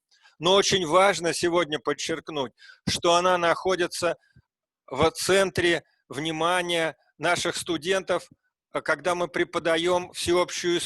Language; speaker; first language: Russian; native; Russian